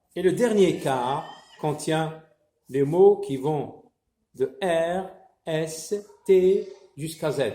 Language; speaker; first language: French; non-native, local second language; Arabic